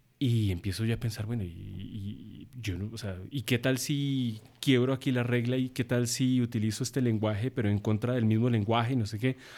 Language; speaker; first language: Spanish; native; Spanish